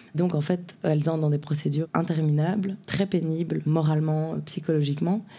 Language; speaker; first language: French; native; French